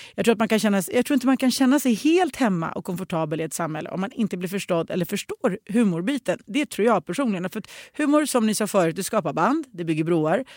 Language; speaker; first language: Swedish; early bilingual, other home language; Russian